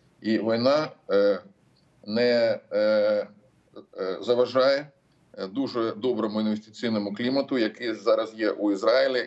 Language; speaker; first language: Ukrainian; non-native, local second language; Russian